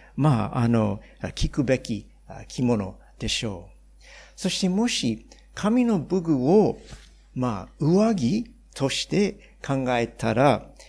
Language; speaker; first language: Japanese; non-native, fluent; English